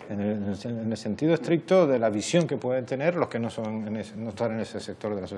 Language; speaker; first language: Spanish; native; Spanish